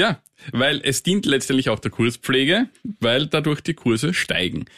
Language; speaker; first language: German; native; German